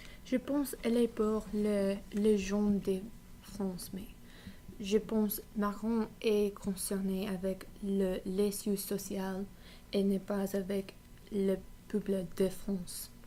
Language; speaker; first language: French; non-native, learner; English